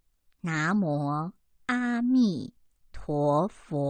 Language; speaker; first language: Chinese; native; Chinese